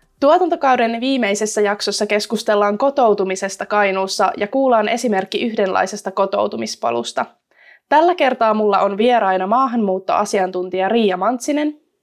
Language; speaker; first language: Finnish; native; Finnish